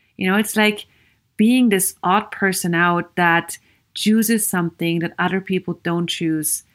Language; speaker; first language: English; non-native, fluent; German